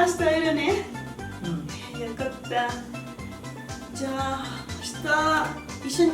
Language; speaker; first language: Japanese; non-native, learner; Spanish